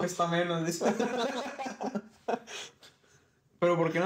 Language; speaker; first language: Spanish; native; Spanish